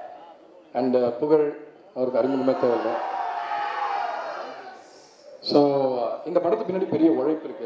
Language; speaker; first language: Tamil; native; Tamil